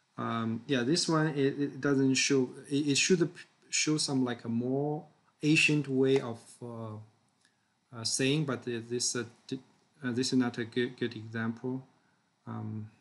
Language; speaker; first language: English; non-native, fluent; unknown